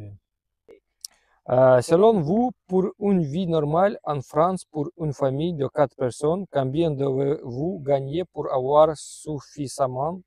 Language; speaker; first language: French; non-native, learner; Russian